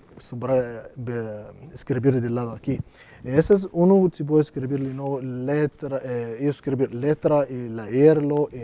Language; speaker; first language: Spanish; non-native, learner; Arabic